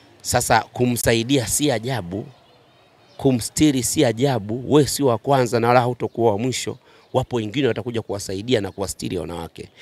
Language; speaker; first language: Swahili; native; Swahili